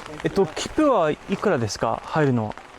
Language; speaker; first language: Japanese; non-native, fluent; English